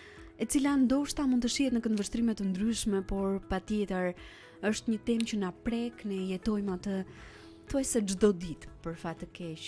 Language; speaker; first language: Albanian; native; Albanian